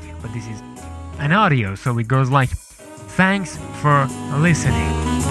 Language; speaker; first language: English; non-native, fluent; Persian